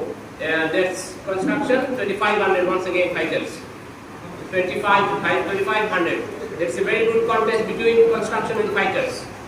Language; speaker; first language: English; non-native, local second language; Bangla